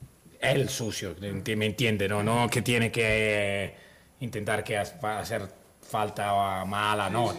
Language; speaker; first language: Spanish; non-native, fluent; Italian